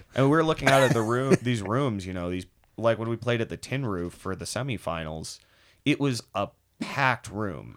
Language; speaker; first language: English; native; English